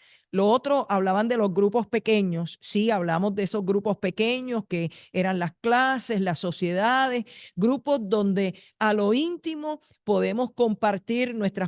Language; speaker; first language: Spanish; native; Spanish